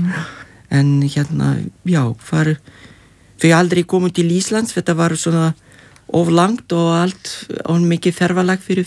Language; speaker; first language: Icelandic; non-native, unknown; Lithuanian